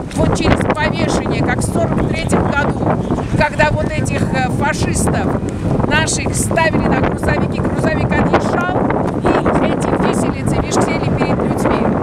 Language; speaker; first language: Russian; non-native, local second language; Armenian